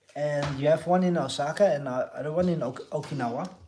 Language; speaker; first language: English; non-native, fluent; Dutch